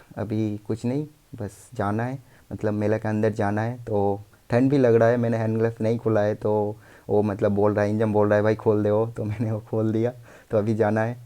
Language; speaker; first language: Hindi; non-native, local second language; Bangla